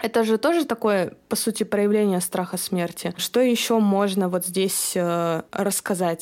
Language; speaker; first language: Russian; native; Russian